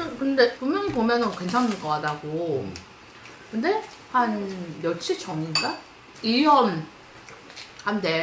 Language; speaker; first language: Korean; non-native, fluent; Chinese